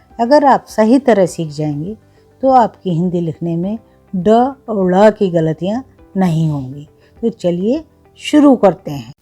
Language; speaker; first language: Hindi; native; Hindi